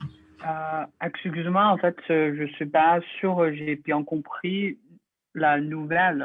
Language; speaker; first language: French; non-native, learner; Chinese